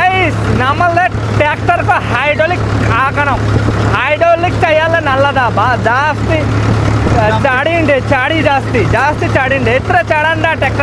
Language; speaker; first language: Malayalam; non-native, learner; Bangla